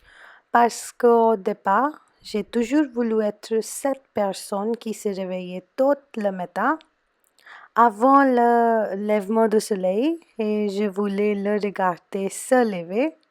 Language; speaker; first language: French; non-native, fluent; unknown